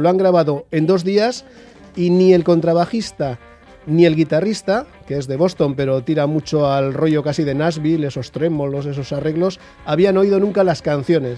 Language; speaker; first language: Spanish; native; Spanish